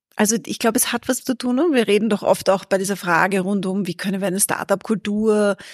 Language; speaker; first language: German; native; German